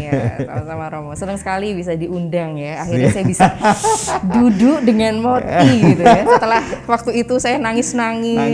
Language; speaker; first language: Indonesian; native; Indonesian